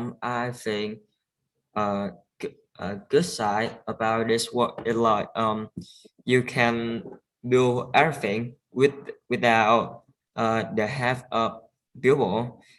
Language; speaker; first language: English; non-native, learner; Vietnamese